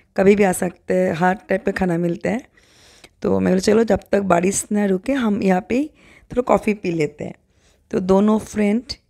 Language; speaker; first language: Hindi; non-native, local second language; Bangla